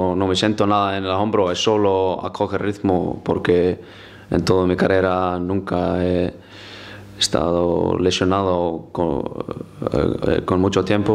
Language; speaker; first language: Spanish; non-native, fluent; Icelandic